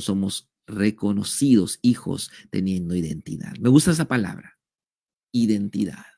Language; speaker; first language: Spanish; native; Spanish